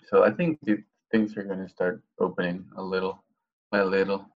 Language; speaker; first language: English; non-native, fluent; Spanish